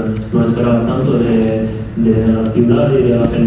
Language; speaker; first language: Spanish; non-native, fluent; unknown